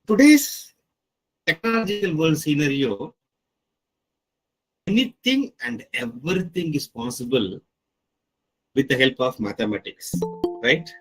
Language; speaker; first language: English; non-native, local second language; Tamil